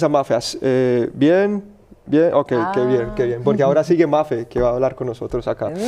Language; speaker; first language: Spanish; early bilingual, heritage; Spanish